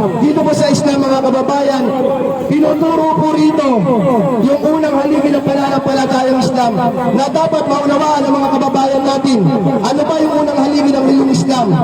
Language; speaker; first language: Filipino; native; Filipino